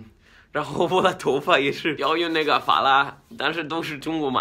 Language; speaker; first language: Chinese; non-native, fluent; Spanish